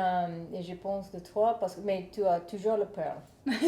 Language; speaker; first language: French; non-native, learner; English